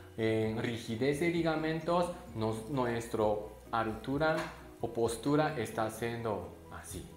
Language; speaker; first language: Spanish; non-native, learner; Japanese